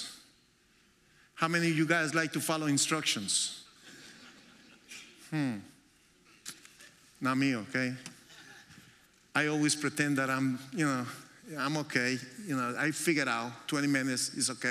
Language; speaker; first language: English; non-native, fluent; Spanish